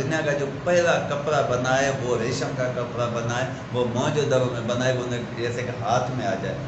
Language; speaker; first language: Urdu; non-native, local second language; Sindhi